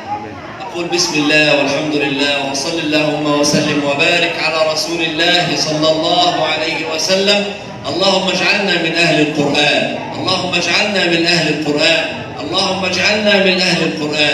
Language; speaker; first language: Arabic; native; Arabic